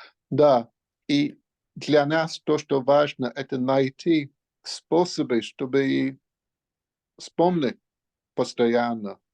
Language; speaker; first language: Russian; non-native, fluent; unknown